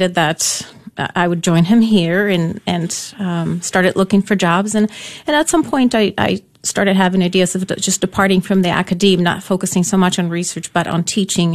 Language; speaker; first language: English; non-native, fluent; Polish